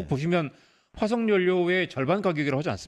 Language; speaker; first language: Korean; native; Korean